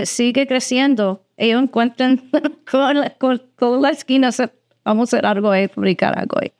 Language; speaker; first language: Spanish; early bilingual, heritage; Spanish